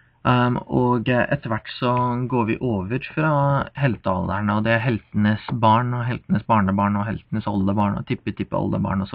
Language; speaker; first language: Norwegian; non-native, fluent; English